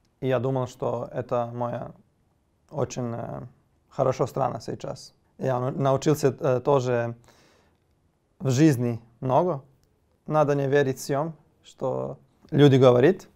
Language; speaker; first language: Russian; non-native, learner; Serbian